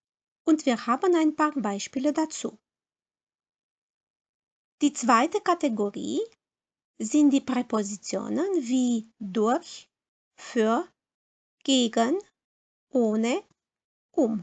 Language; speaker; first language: German; non-native, fluent; Romanian